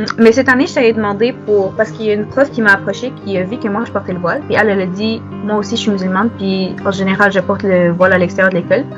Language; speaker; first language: French; early bilingual, other home language; Arabic